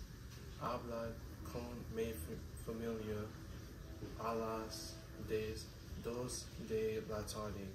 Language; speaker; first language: Spanish; non-native, learner; English